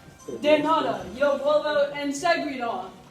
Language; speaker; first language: Spanish; non-native, learner; English